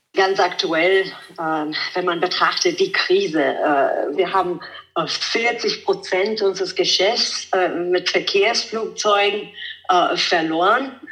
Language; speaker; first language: German; non-native, fluent; Italian